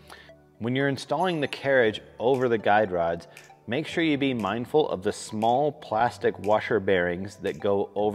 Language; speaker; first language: English; native; English